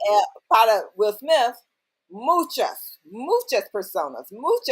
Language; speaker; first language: Spanish; non-native, learner; English